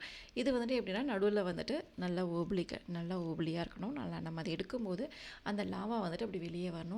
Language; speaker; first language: Tamil; native; Tamil